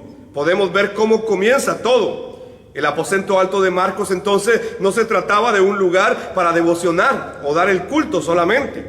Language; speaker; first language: Spanish; native; Spanish